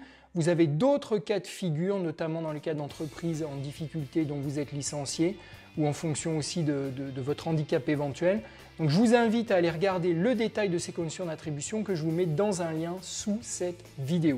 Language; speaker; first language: French; native; French